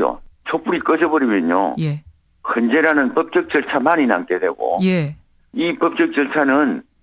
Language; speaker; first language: Korean; native; Korean